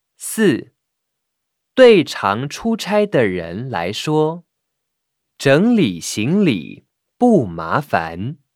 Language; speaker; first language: Chinese; native; Chinese